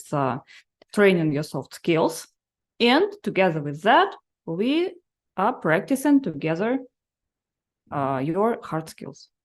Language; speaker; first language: English; non-native, fluent; Russian